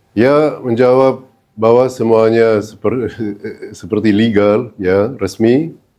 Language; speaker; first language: Indonesian; non-native, fluent; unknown